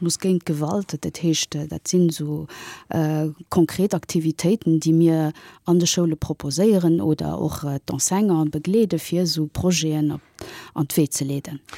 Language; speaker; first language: Luxembourgish; early bilingual, other home language; Kabuverdianu